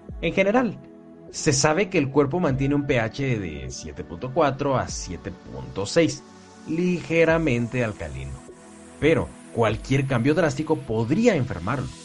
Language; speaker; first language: Spanish; native; Spanish